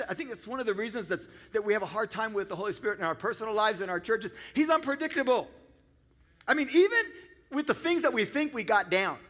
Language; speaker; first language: English; native; English